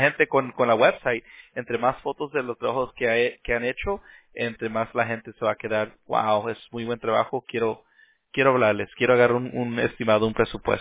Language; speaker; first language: Spanish; early bilingual, heritage; Spanish